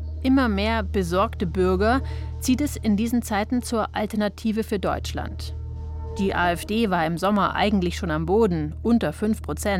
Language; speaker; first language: German; native; German